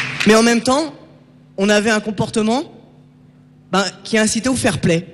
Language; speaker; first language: French; native; French